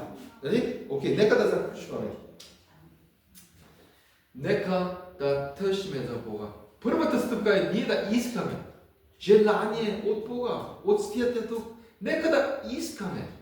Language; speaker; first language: Bulgarian; non-native, learner; Korean